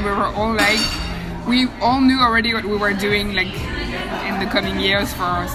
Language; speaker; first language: English; non-native, fluent; French